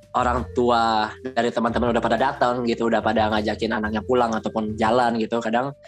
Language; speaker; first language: Indonesian; native; Indonesian